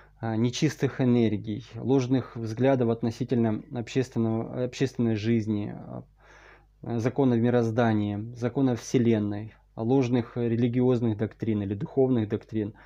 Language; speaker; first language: Russian; native; Russian